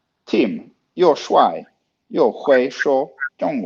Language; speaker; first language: Chinese; non-native, learner; Swedish